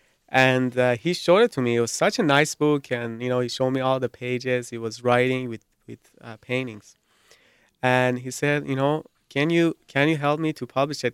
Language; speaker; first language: English; non-native, fluent; Persian